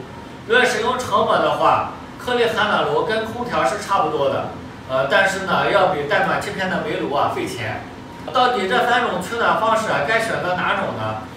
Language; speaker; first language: Chinese; native; Chinese